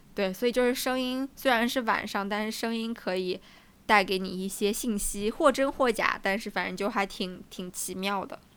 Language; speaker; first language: Chinese; native; Chinese